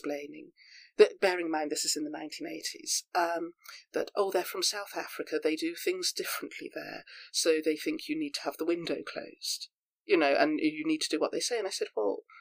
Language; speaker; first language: English; native; English